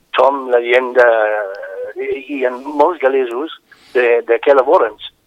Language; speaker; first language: Catalan; non-native, fluent; Welsh